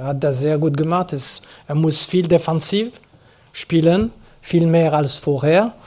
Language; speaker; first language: German; non-native, local second language; French